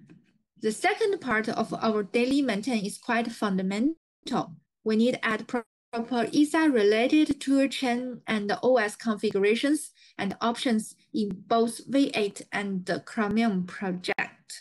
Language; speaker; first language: English; non-native, fluent; Chinese